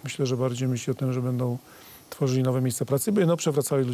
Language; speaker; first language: Polish; native; Polish